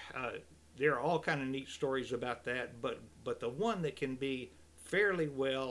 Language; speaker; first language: English; native; English